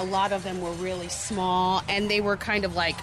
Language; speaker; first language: English; native; English